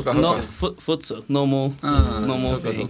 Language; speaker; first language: English; non-native, learner; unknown